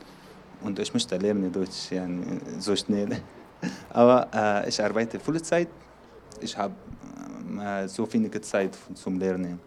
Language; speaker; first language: German; non-native, learner; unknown